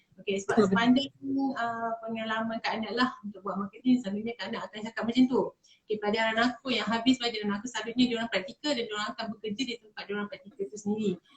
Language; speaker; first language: Malay; native; Malay